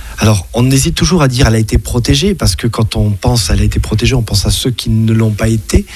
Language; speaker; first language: French; native; French